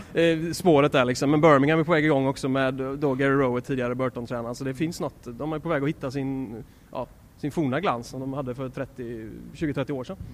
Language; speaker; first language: Swedish; native; Swedish